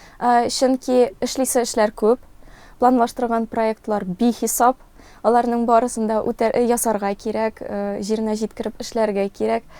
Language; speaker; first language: Tatar; non-native, local second language; Russian